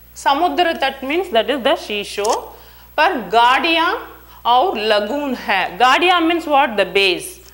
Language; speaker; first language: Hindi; non-native, local second language; Tamil